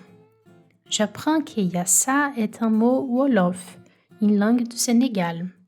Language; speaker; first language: French; non-native, fluent; Portuguese